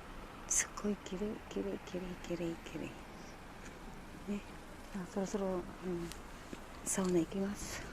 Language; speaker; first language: Japanese; non-native, learner; Filipino